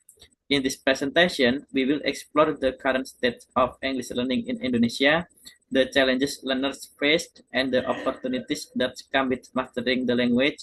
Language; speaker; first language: English; non-native, learner; Indonesian